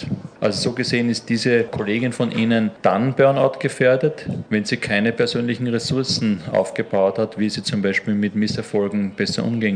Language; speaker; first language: German; native; German